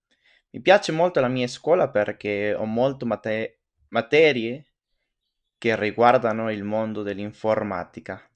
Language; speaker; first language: Italian; non-native, learner; French